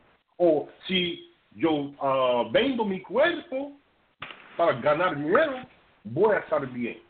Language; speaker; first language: Spanish; non-native, fluent; English